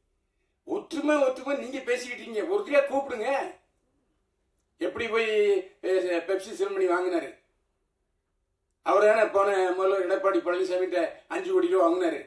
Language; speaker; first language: Tamil; native; Tamil